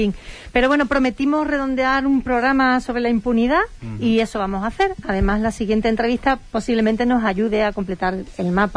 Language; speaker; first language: Spanish; native; Spanish